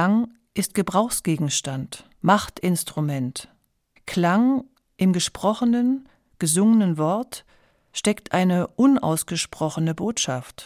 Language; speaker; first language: German; native; German